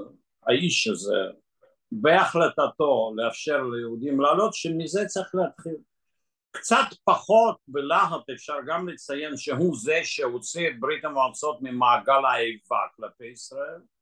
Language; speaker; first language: Hebrew; non-native, fluent; Russian